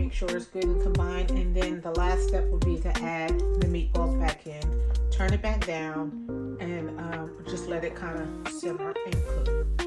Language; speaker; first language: English; native; English